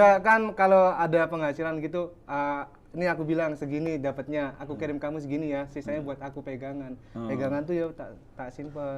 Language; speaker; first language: Indonesian; native; Indonesian